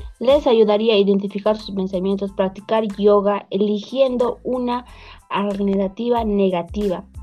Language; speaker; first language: Spanish; native; Spanish